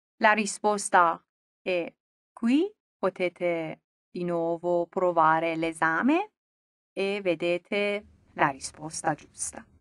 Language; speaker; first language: Italian; non-native, fluent; Persian